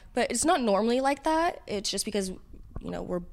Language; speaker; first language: English; native; English